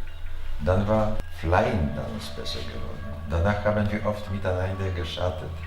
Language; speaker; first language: German; non-native, learner; Chinese